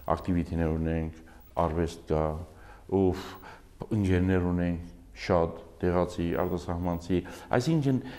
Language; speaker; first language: Armenian; early bilingual, heritage; Armenian